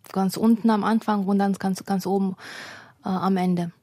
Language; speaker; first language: German; non-native, fluent; Russian